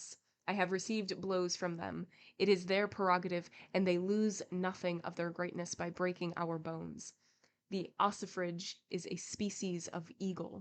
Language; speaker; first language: English; native; English